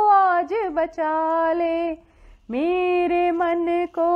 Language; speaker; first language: Hindi; native; Hindi